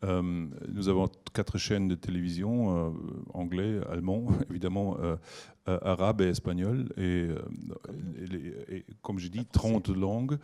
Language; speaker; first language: French; non-native, learner; German